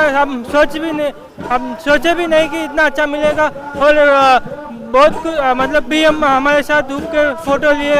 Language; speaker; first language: Hindi; non-native, local second language; Tamil